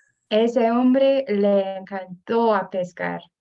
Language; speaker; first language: Spanish; non-native, fluent; English